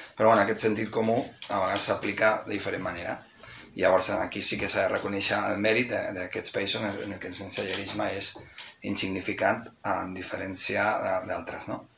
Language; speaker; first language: Catalan; non-native, local second language; Spanish